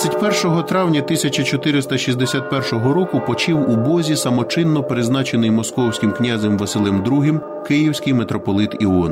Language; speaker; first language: Ukrainian; native; Ukrainian